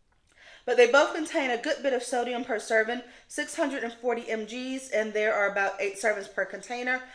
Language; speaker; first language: English; native; English